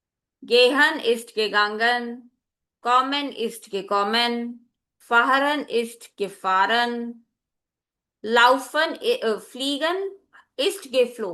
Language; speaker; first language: German; non-native, learner; Hindi